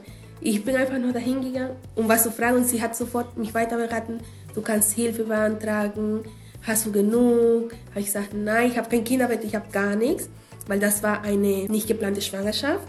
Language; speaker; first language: German; non-native, fluent; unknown